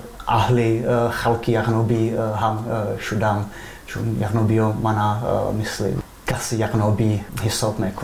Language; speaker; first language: Persian; non-native, fluent; Czech